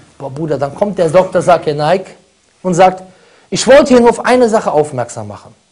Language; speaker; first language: German; native; German